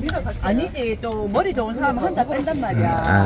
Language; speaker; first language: Korean; native; Korean